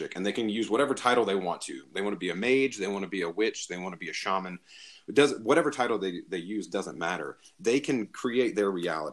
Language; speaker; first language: English; native; English